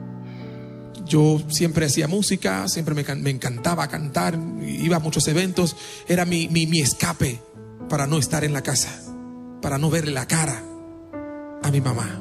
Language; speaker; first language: Spanish; non-native, fluent; Haitian Creole